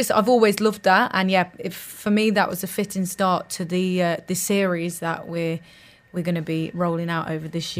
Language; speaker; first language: English; native; English